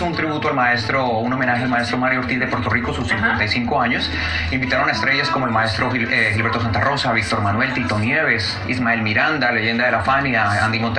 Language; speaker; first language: Spanish; native; Spanish